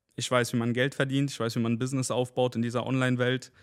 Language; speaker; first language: German; early bilingual, other home language; Spanish